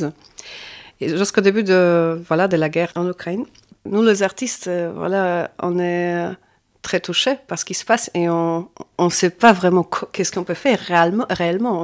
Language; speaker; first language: French; non-native, fluent; Polish